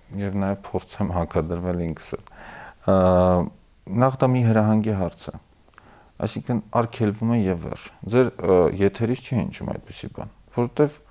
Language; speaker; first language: Armenian; native; Armenian